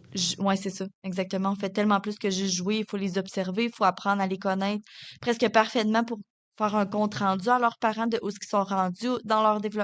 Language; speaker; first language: French; native; French